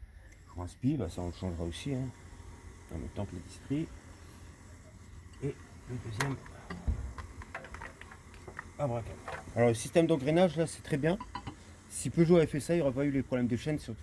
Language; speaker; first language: French; native; French